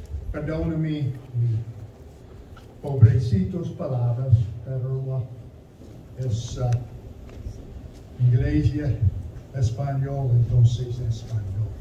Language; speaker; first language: Spanish; non-native, learner; German